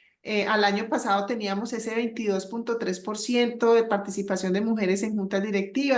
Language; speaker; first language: Spanish; native; Spanish